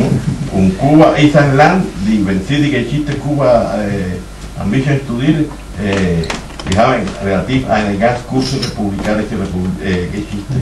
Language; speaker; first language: German; non-native, fluent; Spanish